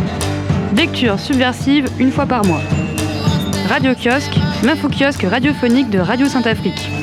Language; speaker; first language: French; native; French